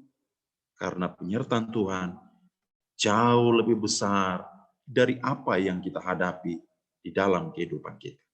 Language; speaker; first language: Indonesian; native; Indonesian